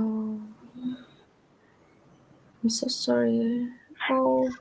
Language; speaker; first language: English; non-native, learner; Indonesian